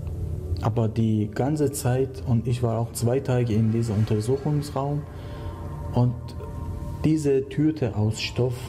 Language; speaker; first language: German; non-native, learner; Persian